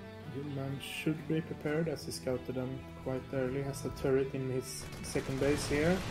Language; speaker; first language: English; non-native, fluent; Swedish